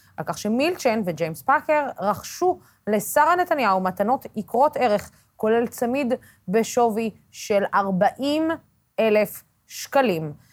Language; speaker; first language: Hebrew; non-native, local second language; Arabic